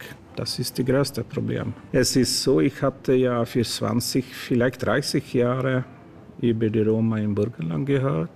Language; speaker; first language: German; non-native, fluent; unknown